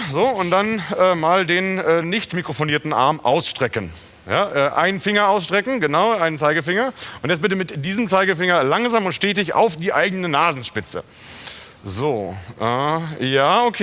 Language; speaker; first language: German; native; German